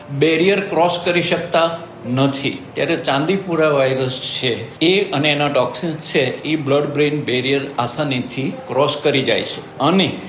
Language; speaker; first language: Gujarati; native; Gujarati